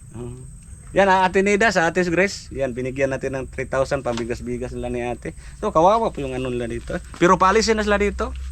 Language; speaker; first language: Filipino; non-native, local second language; Cebuano